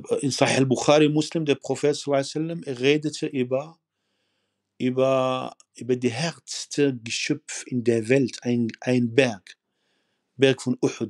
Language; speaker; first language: German; non-native, fluent; Arabic